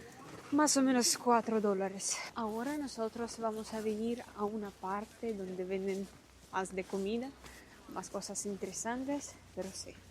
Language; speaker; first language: Spanish; non-native, learner; Russian